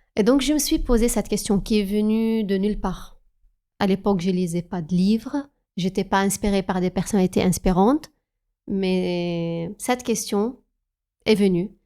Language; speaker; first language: French; non-native, fluent; Arabic